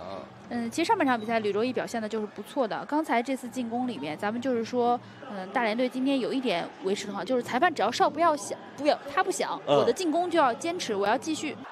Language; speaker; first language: Chinese; native; Chinese